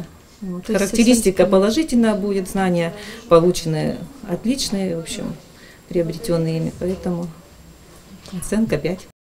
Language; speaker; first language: Russian; native; Russian